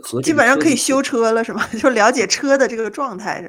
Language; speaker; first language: Chinese; native; Chinese